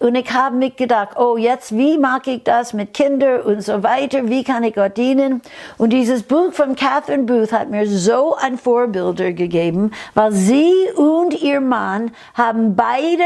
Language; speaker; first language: German; non-native, fluent; English